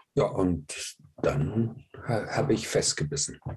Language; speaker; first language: German; non-native, fluent; English